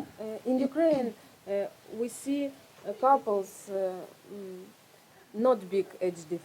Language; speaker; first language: English; non-native, learner; Russian